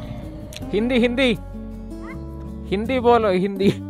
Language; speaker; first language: Hindi; non-native, local second language; Malayalam